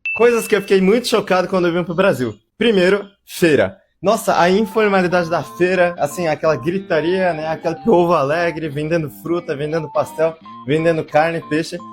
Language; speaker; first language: Portuguese; early bilingual, other home language; Japanese